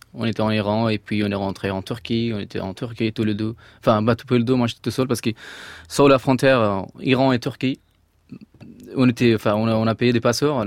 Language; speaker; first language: French; non-native, fluent; Persian